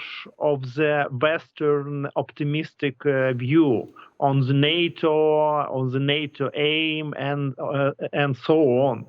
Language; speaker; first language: English; non-native, learner; Ukrainian